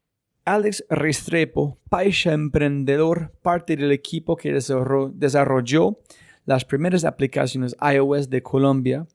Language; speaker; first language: Spanish; non-native, fluent; English